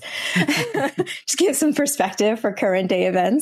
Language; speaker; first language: English; early bilingual, other home language; Vietnamese